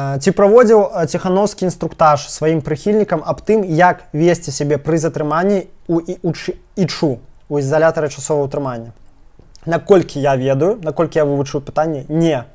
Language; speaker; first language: Belarusian; non-native, local second language; Russian